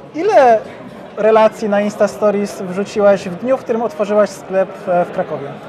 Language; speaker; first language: Polish; native; Polish